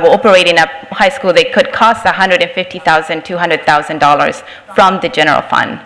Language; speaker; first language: English; non-native, fluent; Spanish